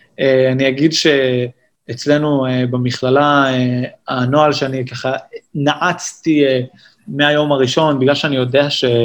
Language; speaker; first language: Hebrew; native; Hebrew